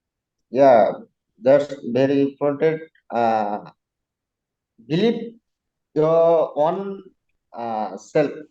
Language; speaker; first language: English; non-native, learner; Bangla